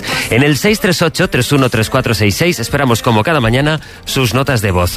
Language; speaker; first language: Spanish; native; Spanish